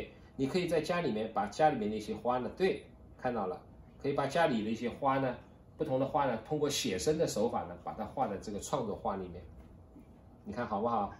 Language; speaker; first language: Chinese; native; Chinese